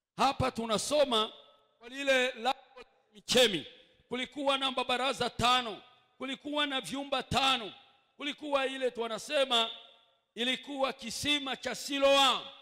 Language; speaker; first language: Swahili; non-native, local second language; Kinyarwanda